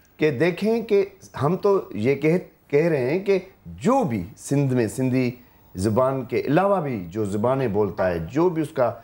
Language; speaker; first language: Urdu; non-native, local second language; Sindhi